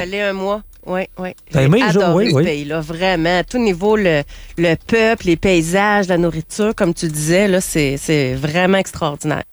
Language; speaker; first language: French; native; French